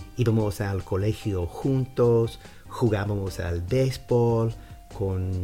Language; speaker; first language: Spanish; non-native, fluent; English